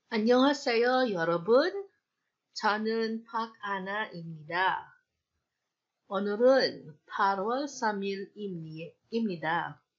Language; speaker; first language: Korean; non-native, fluent; Filipino